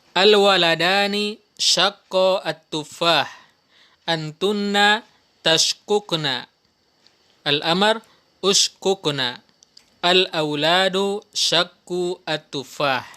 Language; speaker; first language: Arabic; non-native, fluent; Indonesian